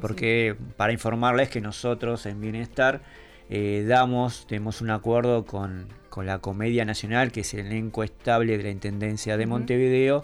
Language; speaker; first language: Spanish; native; Spanish